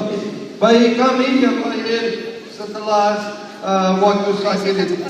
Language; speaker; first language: Indonesian; non-native, learner; English